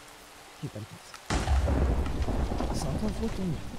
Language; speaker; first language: French; native; French